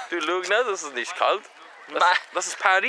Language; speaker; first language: German; non-native, learner; English